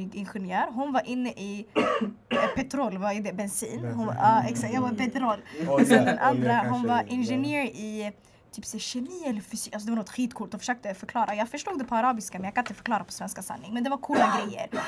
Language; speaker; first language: Swedish; early bilingual, other home language; Arabic